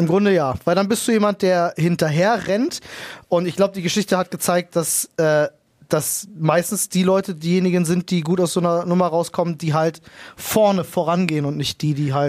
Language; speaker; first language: German; native; German